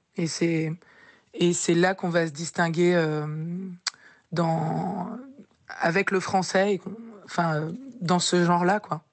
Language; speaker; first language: French; native; French